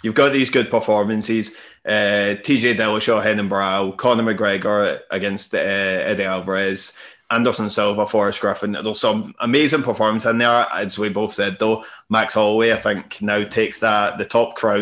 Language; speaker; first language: English; native; English